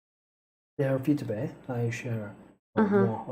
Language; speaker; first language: English; non-native, learner; Korean